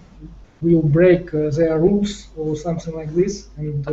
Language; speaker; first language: English; non-native, fluent; Ukrainian